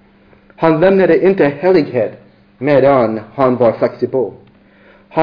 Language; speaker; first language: Swedish; non-native, learner; English